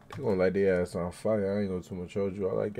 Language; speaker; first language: English; native; English